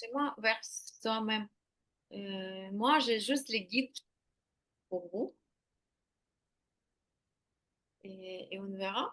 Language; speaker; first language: French; non-native, learner; Ukrainian